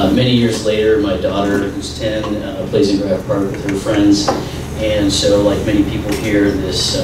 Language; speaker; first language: English; native; English